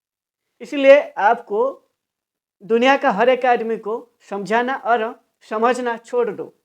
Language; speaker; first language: Hindi; non-native, local second language; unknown